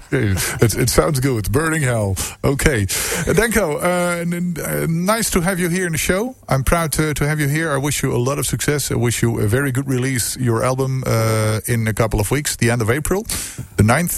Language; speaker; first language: English; non-native, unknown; Dutch